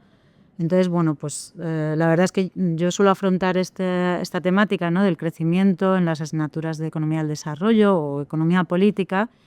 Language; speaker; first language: Spanish; native; Spanish